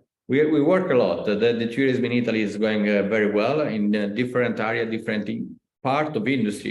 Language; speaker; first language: English; non-native, learner; Italian